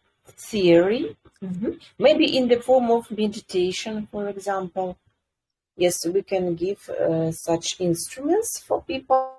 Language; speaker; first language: English; non-native, fluent; Russian